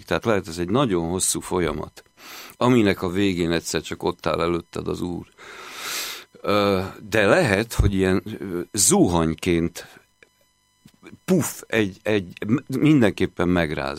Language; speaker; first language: Hungarian; native; Hungarian